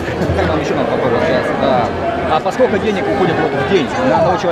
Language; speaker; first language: Russian; native; Russian